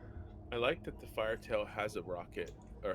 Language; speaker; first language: English; native; English